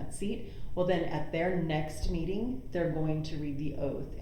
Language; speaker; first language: English; native; English